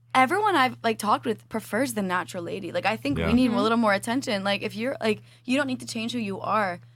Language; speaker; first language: English; native; English